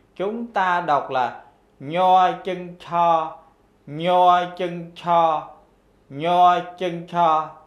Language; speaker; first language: Vietnamese; non-native, local second language; Khmer